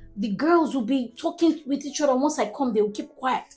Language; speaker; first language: English; non-native, local second language; Igbo